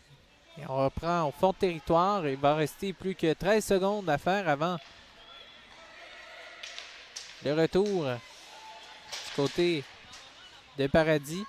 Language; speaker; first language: French; native; French